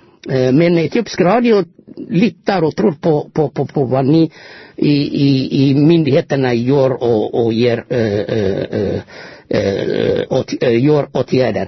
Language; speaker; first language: Swedish; non-native, fluent; Amharic